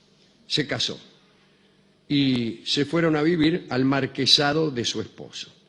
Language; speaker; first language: Spanish; native; Spanish